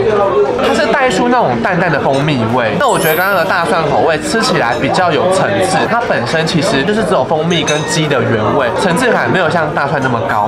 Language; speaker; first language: Chinese; native; Chinese